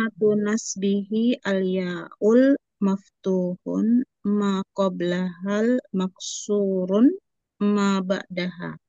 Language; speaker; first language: Arabic; non-native, learner; Indonesian